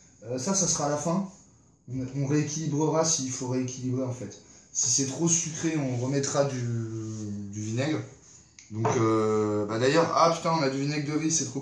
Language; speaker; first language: French; native; French